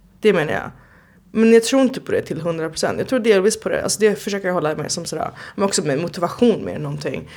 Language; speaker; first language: Swedish; early bilingual, other home language; Persian